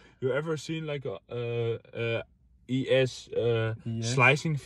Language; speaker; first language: English; non-native, fluent; Dutch